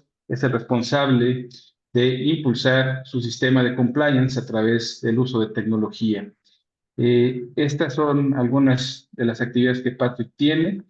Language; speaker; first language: Spanish; native; Spanish